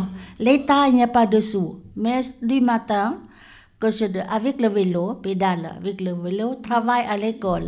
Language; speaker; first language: French; non-native, learner; Lao